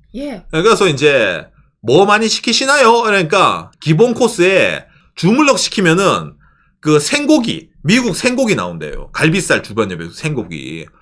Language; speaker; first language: Korean; native; Korean